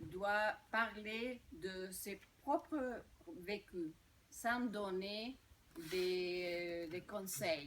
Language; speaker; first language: French; non-native, fluent; Spanish